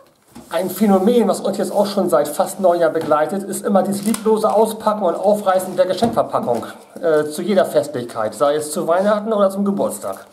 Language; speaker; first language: German; native; German